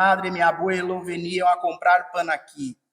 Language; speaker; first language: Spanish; non-native, fluent; Portuguese